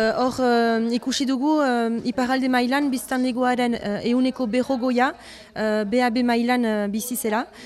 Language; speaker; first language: Basque; native; Basque